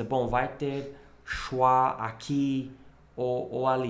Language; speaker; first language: Portuguese; non-native, fluent; English